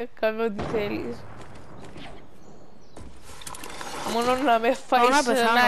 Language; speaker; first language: Greek; native; Greek